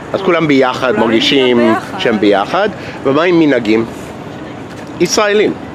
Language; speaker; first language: Hebrew; non-native, fluent; English